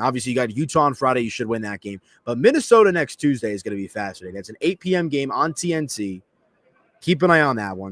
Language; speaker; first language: English; native; English